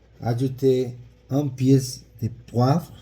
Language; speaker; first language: French; non-native, learner; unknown